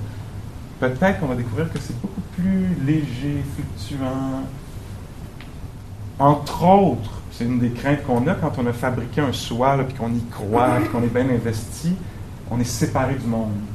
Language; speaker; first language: French; native; French